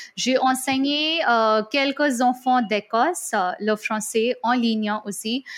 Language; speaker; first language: French; non-native, fluent; Hindi